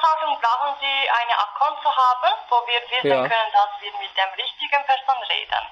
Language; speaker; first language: German; non-native, fluent; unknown